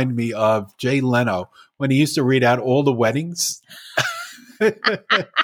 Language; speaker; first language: English; native; English